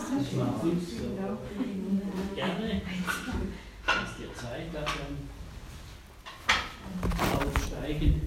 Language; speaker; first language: German; native; German